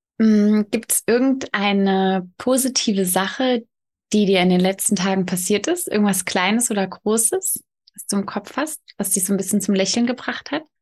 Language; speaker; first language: German; early bilingual, other home language; Polish